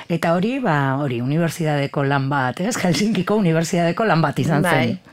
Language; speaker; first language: Basque; native; Basque